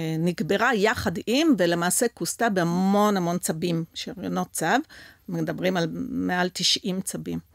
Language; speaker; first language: Hebrew; early bilingual, other home language; French